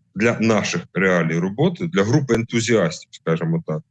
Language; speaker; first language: Ukrainian; native; Ukrainian